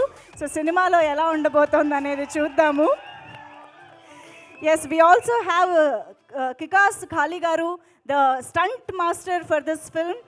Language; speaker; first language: Telugu; native; Telugu